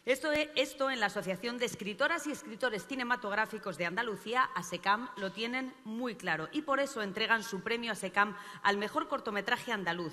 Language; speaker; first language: Spanish; native; Spanish